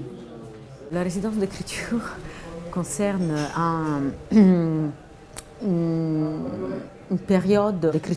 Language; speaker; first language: French; non-native, fluent; Italian